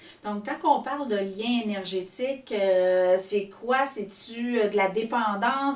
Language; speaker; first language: French; native; French